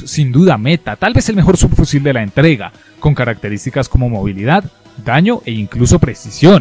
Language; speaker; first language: Spanish; native; Spanish